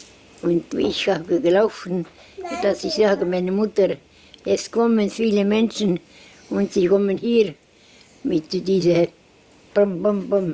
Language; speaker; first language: German; non-native, learner; Estonian